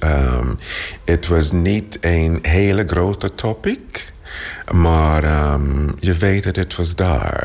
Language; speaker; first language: Dutch; non-native, learner; English